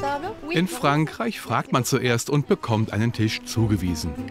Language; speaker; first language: German; native; German